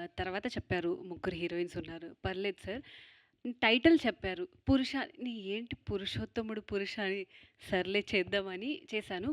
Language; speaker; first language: Telugu; non-native, fluent; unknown